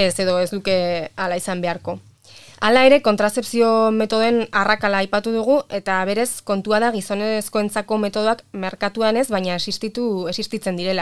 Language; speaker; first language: Basque; native; Basque